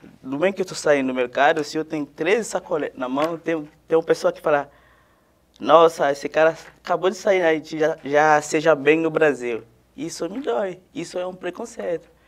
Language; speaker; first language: Portuguese; non-native, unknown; Haitian Creole